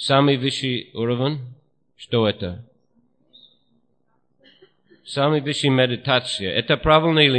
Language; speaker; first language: Russian; non-native, fluent; English